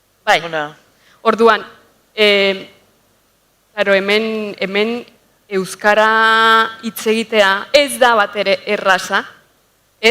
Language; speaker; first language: Basque; non-native, fluent; Spanish